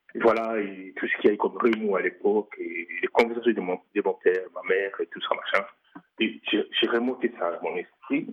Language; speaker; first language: French; non-native, local second language; Lingala